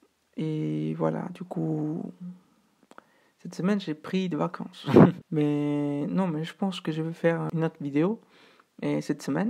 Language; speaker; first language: French; non-native, fluent; Spanish